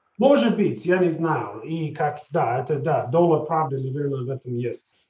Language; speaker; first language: Russian; non-native, fluent; English